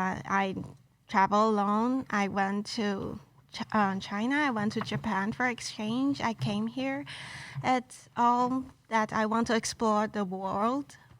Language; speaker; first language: English; non-native, local second language; Chinese